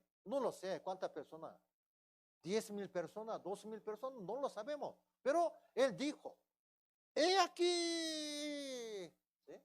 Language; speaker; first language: Spanish; non-native, fluent; Korean